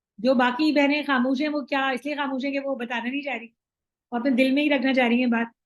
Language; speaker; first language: Urdu; native; Urdu